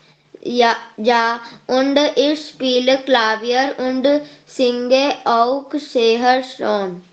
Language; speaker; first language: German; non-native, learner; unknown